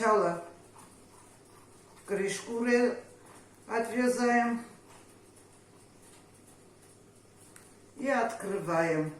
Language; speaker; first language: Russian; non-native, fluent; Armenian